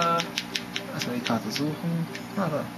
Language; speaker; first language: German; native; German